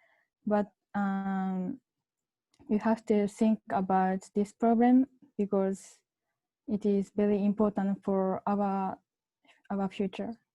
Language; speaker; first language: English; non-native, learner; Japanese